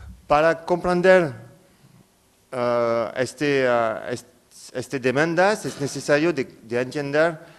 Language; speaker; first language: Spanish; non-native, fluent; French